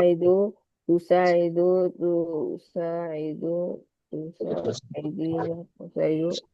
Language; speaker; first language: Arabic; non-native, learner; Bangla